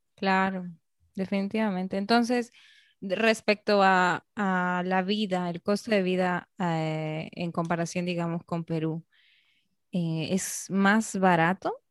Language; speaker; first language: Spanish; native; Spanish